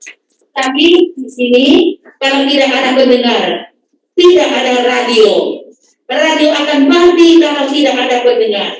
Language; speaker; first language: Indonesian; non-native, fluent; Vietnamese